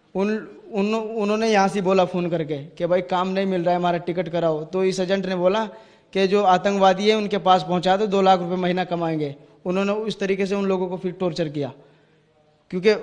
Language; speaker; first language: Hindi; native; Hindi